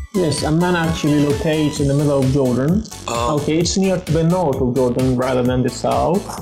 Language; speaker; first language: English; non-native, fluent; Arabic